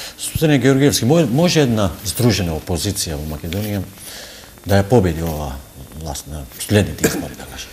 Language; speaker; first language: Macedonian; non-native, local second language; Albanian